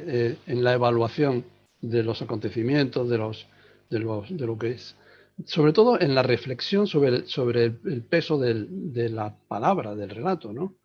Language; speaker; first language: Spanish; native; Spanish